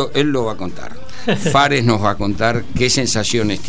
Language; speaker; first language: Spanish; native; Spanish